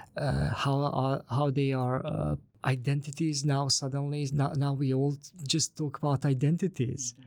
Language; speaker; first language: English; non-native, fluent; Bosnian